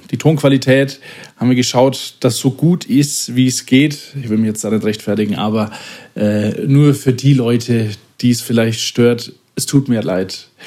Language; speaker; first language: German; native; German